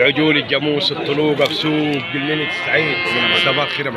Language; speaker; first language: Arabic; native; Arabic